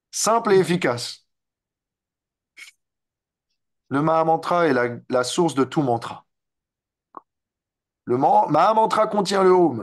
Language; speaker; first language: French; native; French